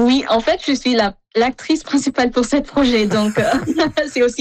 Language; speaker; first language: French; non-native, fluent; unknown